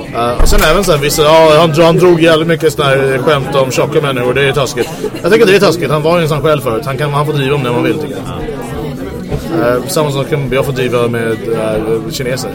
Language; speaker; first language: Swedish; non-native, fluent; English